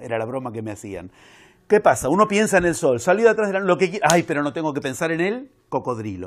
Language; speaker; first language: Spanish; native; Spanish